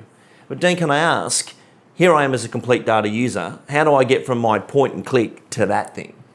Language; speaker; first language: English; native; English